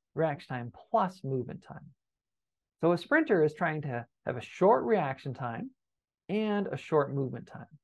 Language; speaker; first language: English; native; English